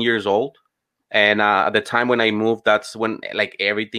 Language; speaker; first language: English; non-native, fluent; Spanish